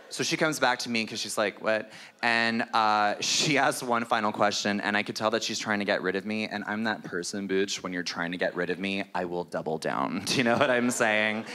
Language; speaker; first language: English; native; English